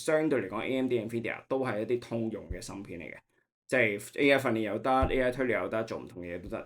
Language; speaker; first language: Cantonese; native; Cantonese